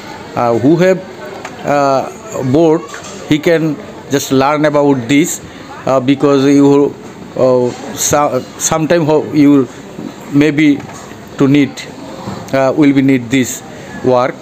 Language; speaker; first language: English; non-native, learner; Bangla